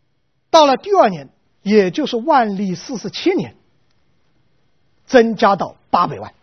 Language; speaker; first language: Chinese; native; Chinese